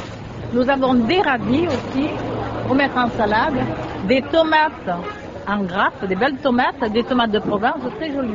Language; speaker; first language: French; native; French